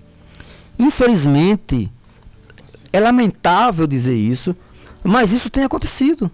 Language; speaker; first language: Portuguese; native; Portuguese